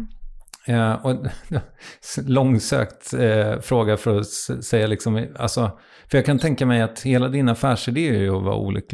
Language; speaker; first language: Swedish; native; Swedish